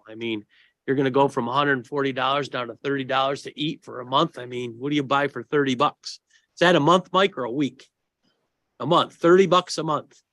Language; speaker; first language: English; native; English